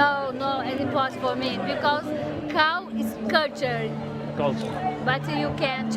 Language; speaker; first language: English; non-native, learner; Portuguese